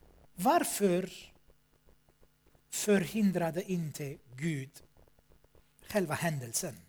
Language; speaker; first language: Swedish; non-native, fluent; Armenian